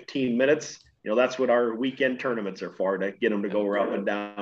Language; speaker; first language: English; native; English